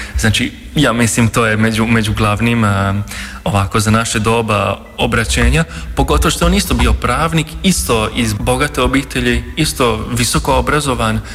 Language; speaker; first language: Croatian; non-native, local second language; Hungarian